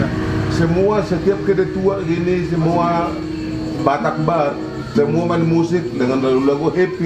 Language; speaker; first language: Indonesian; non-native, local second language; Batak Toba